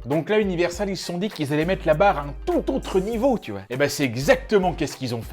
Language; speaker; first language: French; native; French